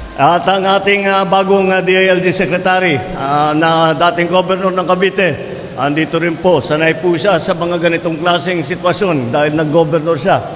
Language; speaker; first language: Filipino; native; Filipino